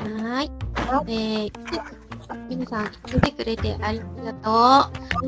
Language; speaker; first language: Japanese; non-native, learner; Malay